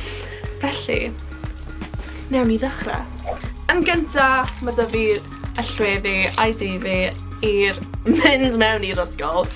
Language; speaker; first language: Welsh; non-native, local second language; English